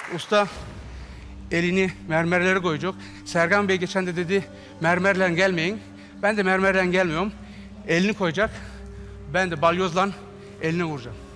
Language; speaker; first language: Turkish; native; Turkish